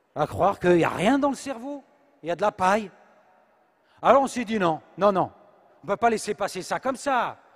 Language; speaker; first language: French; native; French